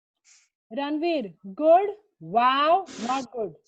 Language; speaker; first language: English; non-native, local second language; Hindi